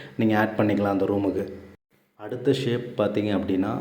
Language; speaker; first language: Tamil; native; Tamil